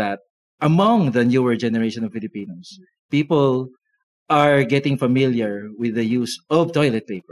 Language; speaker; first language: English; non-native, local second language; Filipino